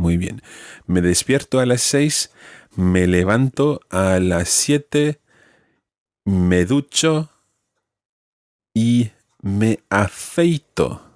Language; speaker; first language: Spanish; non-native, fluent; English